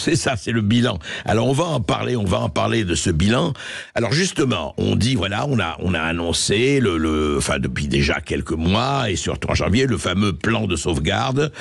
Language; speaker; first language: French; native; French